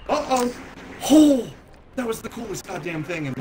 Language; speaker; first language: English; native; English